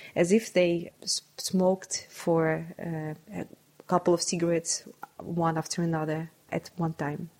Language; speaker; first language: English; non-native, fluent; Russian